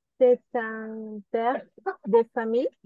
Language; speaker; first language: French; non-native, learner; Spanish